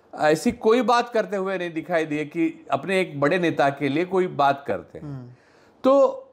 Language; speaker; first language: Hindi; non-native, local second language; Marathi